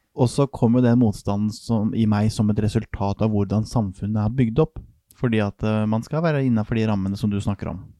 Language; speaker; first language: Norwegian; native; Norwegian